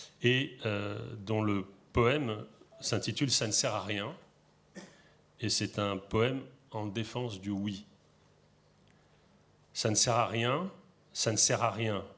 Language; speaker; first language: French; native; French